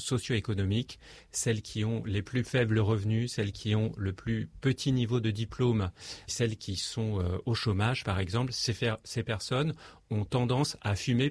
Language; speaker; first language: French; native; French